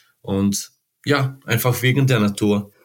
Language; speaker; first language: German; non-native, learner; Serbian